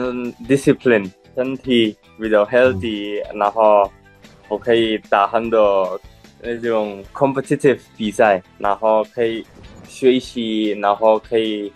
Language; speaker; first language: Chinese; non-native, fluent; Indonesian